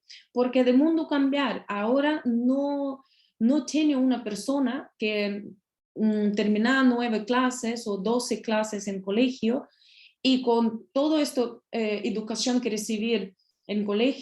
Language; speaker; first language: Spanish; non-native, learner; Russian